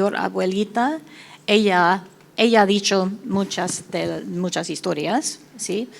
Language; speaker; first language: Spanish; non-native, learner; English